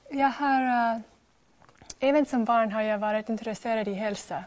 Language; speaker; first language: Swedish; non-native, fluent; English